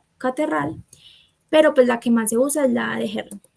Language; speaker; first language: Spanish; native; Spanish